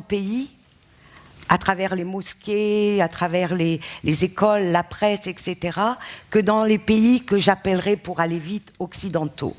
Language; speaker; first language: French; non-native, local second language; Arabic